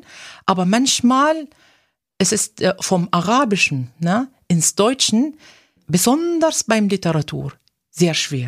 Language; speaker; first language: German; non-native, fluent; Arabic